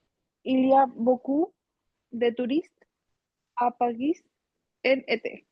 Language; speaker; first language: French; non-native, learner; Spanish